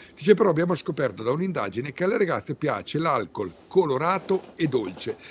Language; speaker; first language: Italian; native; Italian